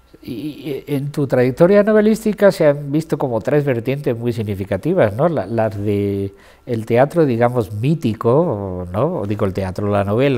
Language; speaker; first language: Spanish; native; Spanish